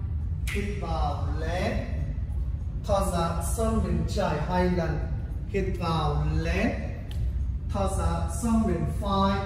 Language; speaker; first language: Vietnamese; non-native, learner; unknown